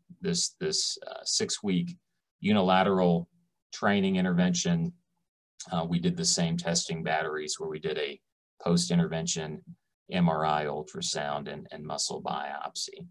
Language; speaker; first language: English; native; English